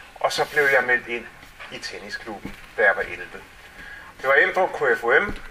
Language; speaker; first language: Danish; early bilingual, other home language; English